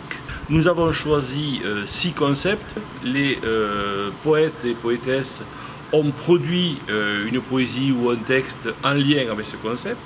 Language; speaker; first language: French; native; French